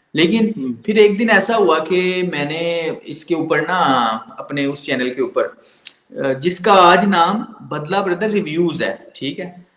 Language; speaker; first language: Urdu; non-native, local second language; Punjabi